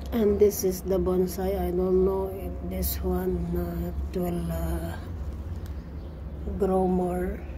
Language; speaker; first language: English; non-native, learner; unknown